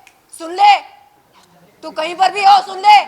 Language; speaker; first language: Hindi; native; Hindi